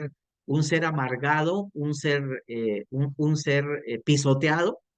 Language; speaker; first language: Spanish; native; Spanish